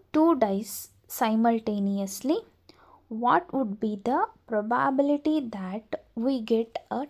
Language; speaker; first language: English; non-native, local second language; Kannada